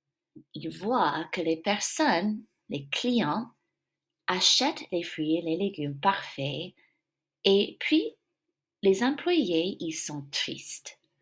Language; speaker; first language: French; non-native, fluent; English